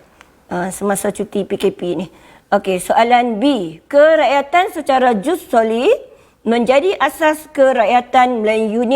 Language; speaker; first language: Malay; native; Malay